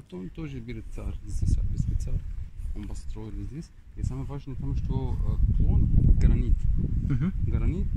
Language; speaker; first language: Russian; non-native, learner; Arabic